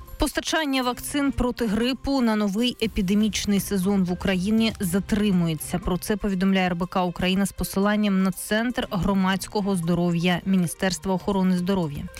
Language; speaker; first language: Ukrainian; native; Ukrainian